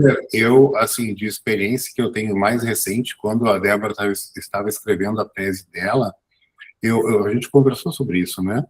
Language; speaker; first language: Portuguese; native; Portuguese